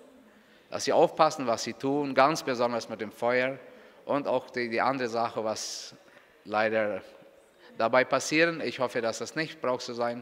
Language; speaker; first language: German; non-native, local second language; Spanish